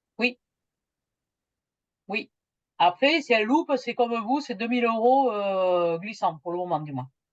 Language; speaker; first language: French; native; French